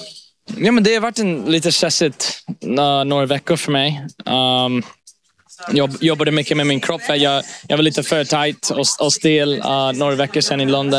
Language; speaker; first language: Swedish; early bilingual, heritage; English